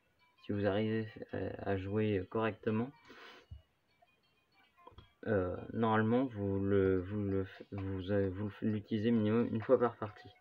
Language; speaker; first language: French; native; French